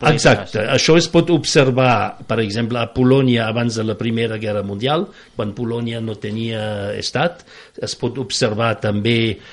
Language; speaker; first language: Catalan; non-native, fluent; French